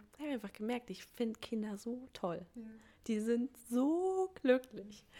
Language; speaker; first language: German; early bilingual, other home language; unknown